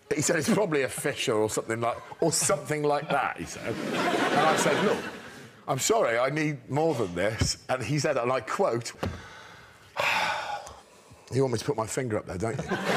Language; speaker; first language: English; native; English